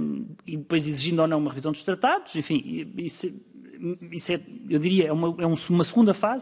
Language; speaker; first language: Portuguese; native; Portuguese